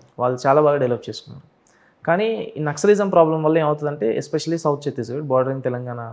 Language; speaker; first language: Telugu; native; Telugu